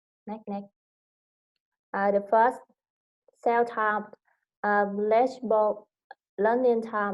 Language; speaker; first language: English; non-native, learner; Vietnamese